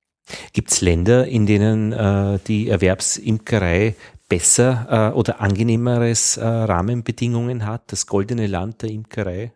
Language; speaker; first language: German; native; German